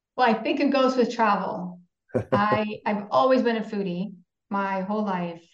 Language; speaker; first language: English; non-native, fluent; Polish